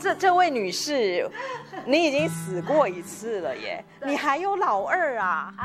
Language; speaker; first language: Chinese; native; Chinese